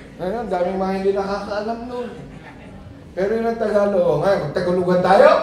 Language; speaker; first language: Filipino; non-native, local second language; Iloko